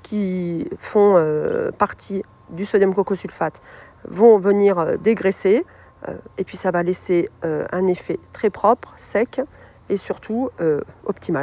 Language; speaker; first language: French; native; French